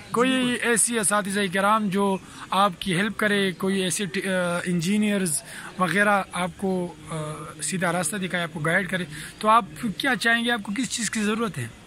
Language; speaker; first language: Urdu; non-native, local second language; Pashto